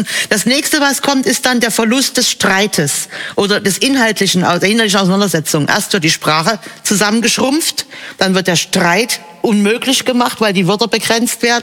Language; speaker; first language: German; native; German